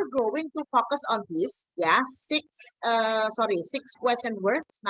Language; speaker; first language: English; non-native, fluent; Indonesian